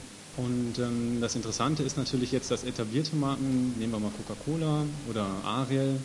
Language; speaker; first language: German; native; German